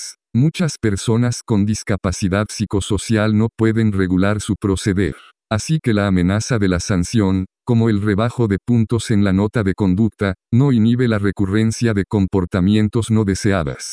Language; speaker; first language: Spanish; native; Spanish